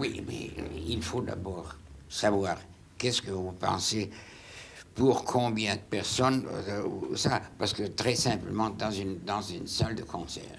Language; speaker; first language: French; non-native, fluent; German